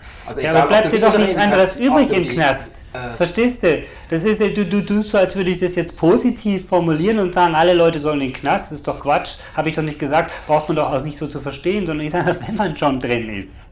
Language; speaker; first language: German; native; German